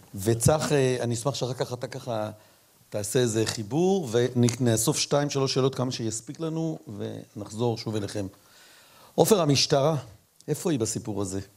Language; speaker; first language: Hebrew; native; Hebrew